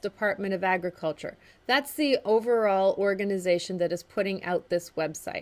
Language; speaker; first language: English; native; English